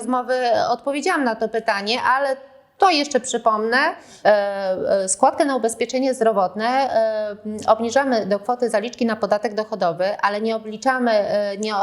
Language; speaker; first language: Polish; native; Polish